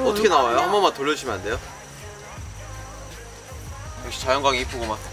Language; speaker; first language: Korean; native; Korean